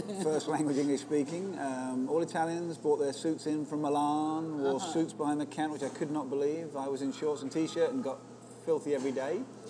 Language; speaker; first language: English; native; English